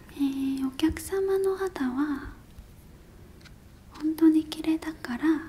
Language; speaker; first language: Japanese; non-native, fluent; Korean